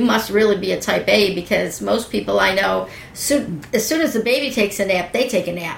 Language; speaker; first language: English; native; English